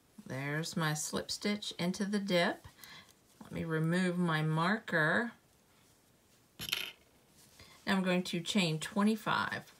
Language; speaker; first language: English; native; English